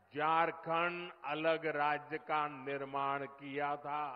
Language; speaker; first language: Hindi; non-native, local second language; Gujarati